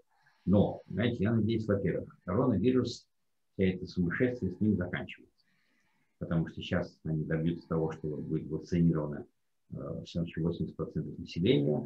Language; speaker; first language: Russian; non-native, fluent; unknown